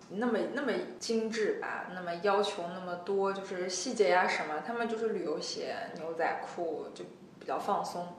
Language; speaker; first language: Chinese; native; Chinese